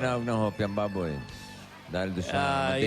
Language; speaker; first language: Filipino; native; Filipino